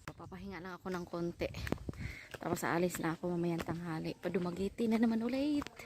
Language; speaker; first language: Filipino; non-native, local second language; Cebuano